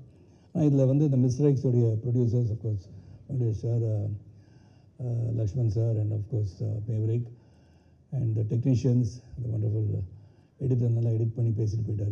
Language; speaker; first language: Tamil; native; Tamil